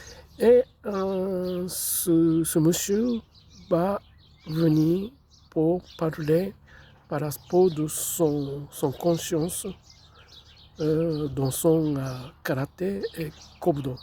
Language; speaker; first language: French; non-native, fluent; Japanese